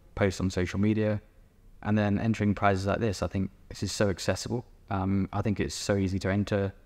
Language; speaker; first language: English; native; English